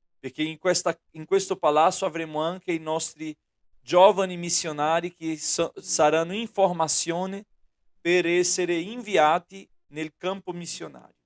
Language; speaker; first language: Italian; non-native, fluent; Portuguese